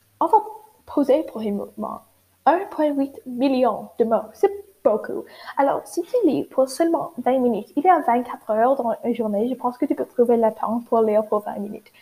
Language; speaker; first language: French; non-native, learner; English